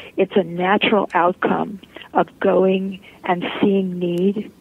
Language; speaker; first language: English; early bilingual, heritage; Polish